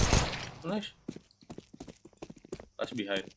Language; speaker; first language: English; non-native, learner; Sundanese